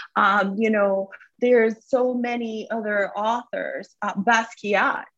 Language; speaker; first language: English; early bilingual, other home language; Spanish